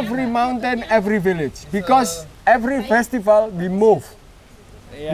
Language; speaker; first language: English; non-native, learner; Indonesian